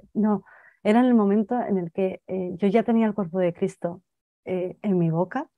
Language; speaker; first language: Spanish; native; Spanish